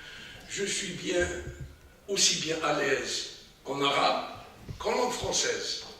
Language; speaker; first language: French; non-native, local second language; Arabic